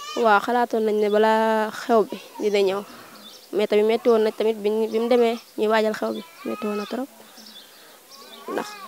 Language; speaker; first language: Wolof; native; Wolof